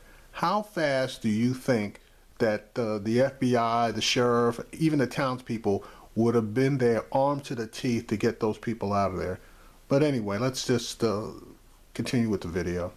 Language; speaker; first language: English; native; English